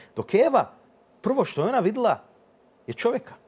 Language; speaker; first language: Serbian; early bilingual, heritage; Serbian